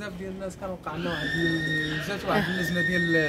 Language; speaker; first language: Arabic; native; Arabic